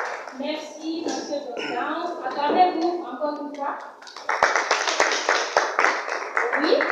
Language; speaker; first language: French; non-native, learner; Portuguese